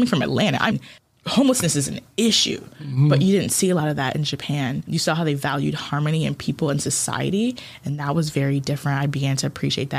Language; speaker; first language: English; early bilingual, other home language; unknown